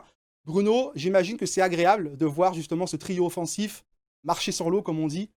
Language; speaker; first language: French; native; French